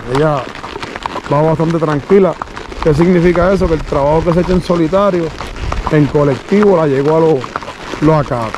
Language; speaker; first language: Spanish; native; Spanish